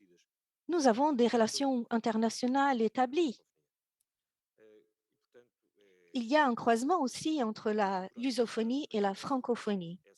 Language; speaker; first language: French; non-native, fluent; Portuguese